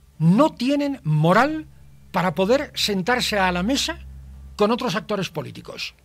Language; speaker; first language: Spanish; native; Spanish